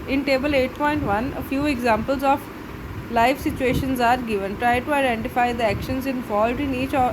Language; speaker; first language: English; non-native, local second language; Punjabi